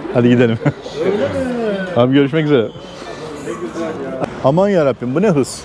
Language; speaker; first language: Turkish; native; Turkish